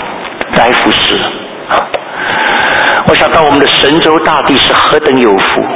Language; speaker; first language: Chinese; native; Chinese